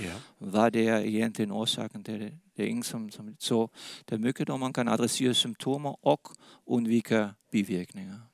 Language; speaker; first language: Swedish; non-native, fluent; Danish